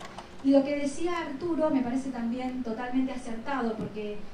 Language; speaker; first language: Spanish; native; Spanish